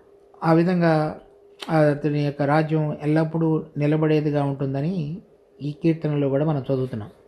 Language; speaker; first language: Telugu; native; Telugu